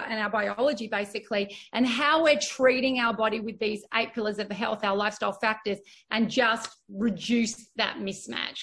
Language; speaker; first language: English; native; English